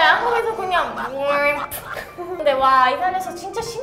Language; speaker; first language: Korean; non-native, learner; Italian